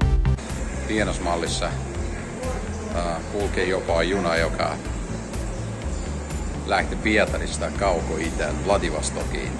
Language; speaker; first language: Finnish; non-native, fluent; Russian